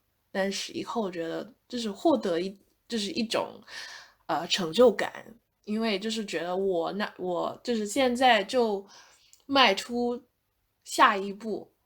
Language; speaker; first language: Chinese; non-native, fluent; English